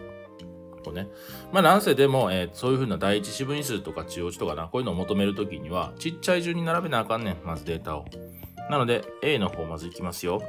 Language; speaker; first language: Japanese; native; Japanese